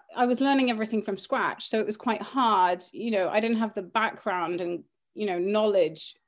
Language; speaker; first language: English; early bilingual, other home language; Greek